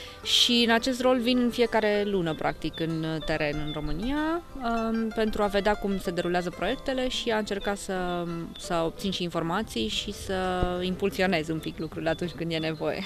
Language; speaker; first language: Romanian; native; Romanian